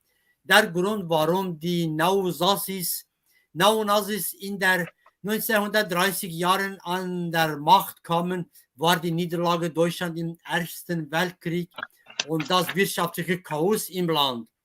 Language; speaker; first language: German; non-native, fluent; Kurdish